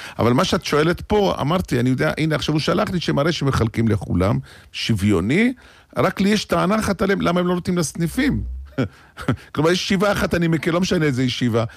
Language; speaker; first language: Hebrew; native; Hebrew